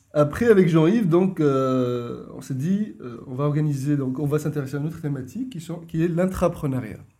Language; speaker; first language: French; non-native, local second language; Arabic